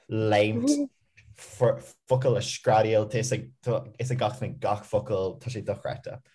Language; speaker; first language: Irish; native; Irish